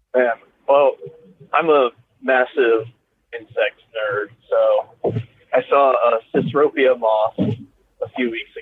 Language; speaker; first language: English; native; English